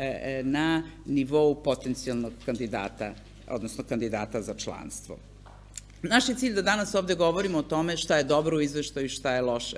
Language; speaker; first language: Serbian; native; Serbian